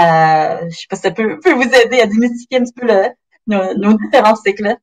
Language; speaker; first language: French; native; French